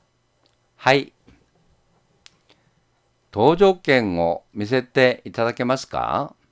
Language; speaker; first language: Japanese; non-native, fluent; Korean